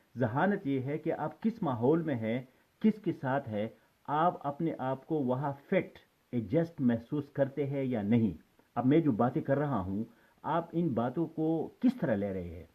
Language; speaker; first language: Urdu; non-native, local second language; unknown